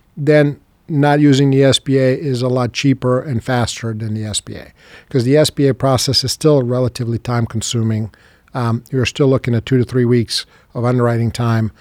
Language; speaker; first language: English; non-native, fluent; Serbian